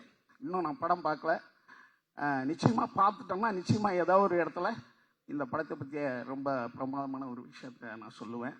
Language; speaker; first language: Tamil; native; Tamil